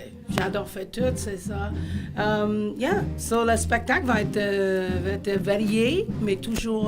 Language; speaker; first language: French; non-native, fluent; English